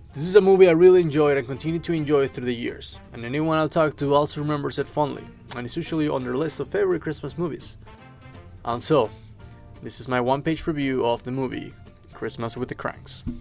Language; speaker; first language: English; early bilingual, other home language; Spanish